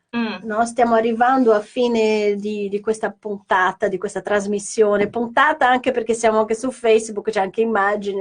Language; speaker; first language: Italian; non-native, fluent; Portuguese